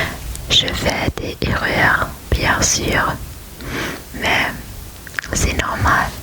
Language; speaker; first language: French; non-native, learner; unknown